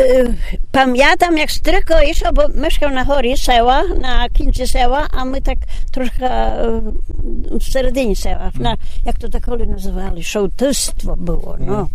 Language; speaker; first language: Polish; non-native, local second language; Rusyn